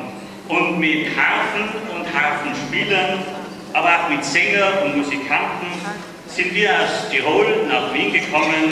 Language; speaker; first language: German; native; German